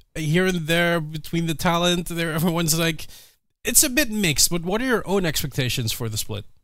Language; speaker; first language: English; non-native, fluent; Dutch